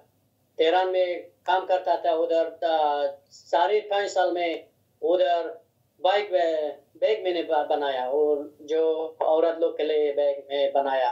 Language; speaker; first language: Hindi; non-native, learner; Hazaragi